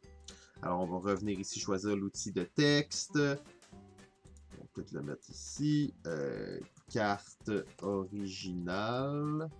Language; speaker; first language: French; native; French